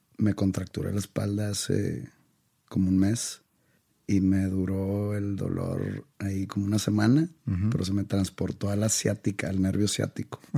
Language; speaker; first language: Spanish; native; Spanish